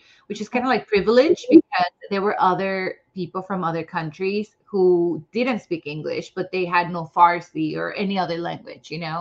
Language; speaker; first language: English; non-native, fluent; Spanish